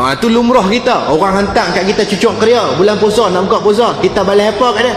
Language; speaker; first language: Malay; native; Malay